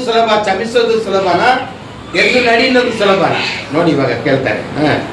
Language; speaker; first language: Kannada; non-native, local second language; Telugu